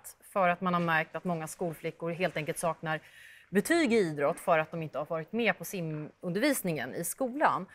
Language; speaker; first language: Swedish; native; Swedish